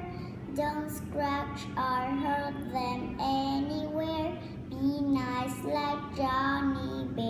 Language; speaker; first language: English; non-native, learner; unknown